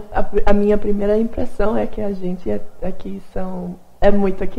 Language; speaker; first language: Portuguese; non-native, fluent; English